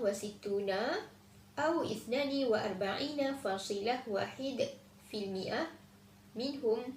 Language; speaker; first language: Arabic; non-native, learner; Malay